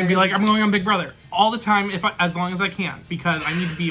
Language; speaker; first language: English; native; English